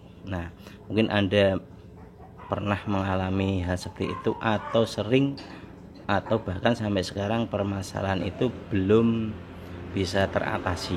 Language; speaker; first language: Indonesian; native; Indonesian